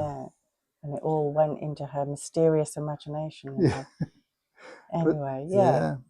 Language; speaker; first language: English; native; English